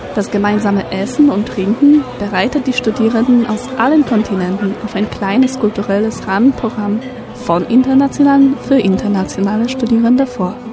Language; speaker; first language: German; non-native, fluent; Polish